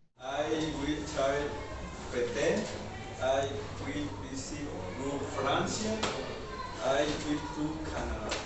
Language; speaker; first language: English; non-native, learner; Spanish